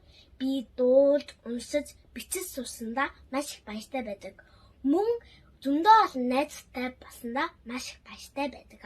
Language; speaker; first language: Mongolian; early bilingual, heritage; Mongolian